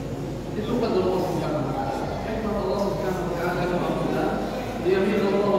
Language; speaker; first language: Indonesian; non-native, learner; Arabic